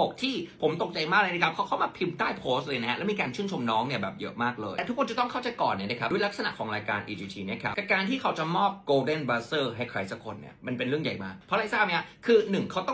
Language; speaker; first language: Thai; native; Thai